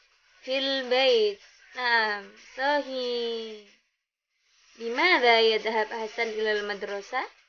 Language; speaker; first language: Arabic; non-native, learner; Indonesian